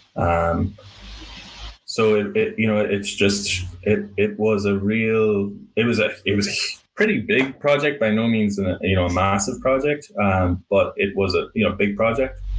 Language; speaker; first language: English; native; English